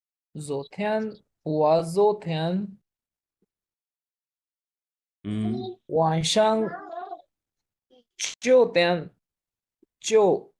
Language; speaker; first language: Chinese; non-native, learner; Urdu